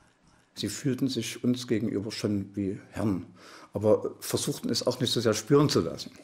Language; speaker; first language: German; native; German